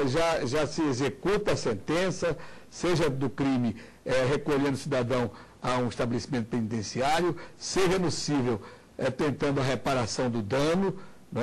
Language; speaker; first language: Portuguese; native; Portuguese